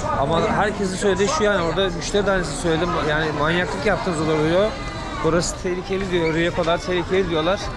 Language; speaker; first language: Turkish; native; Turkish